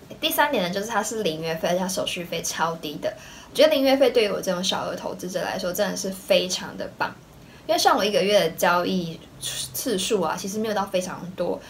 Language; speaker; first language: Chinese; native; Chinese